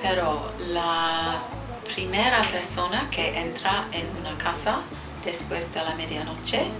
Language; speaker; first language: Spanish; non-native, learner; English